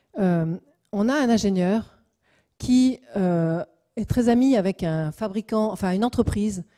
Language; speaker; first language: French; native; French